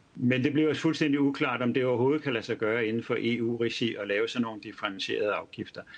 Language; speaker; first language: Danish; native; Danish